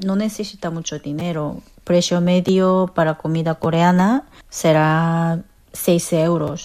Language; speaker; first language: Spanish; non-native, local second language; Korean